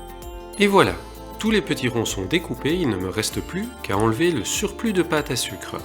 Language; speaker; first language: French; native; French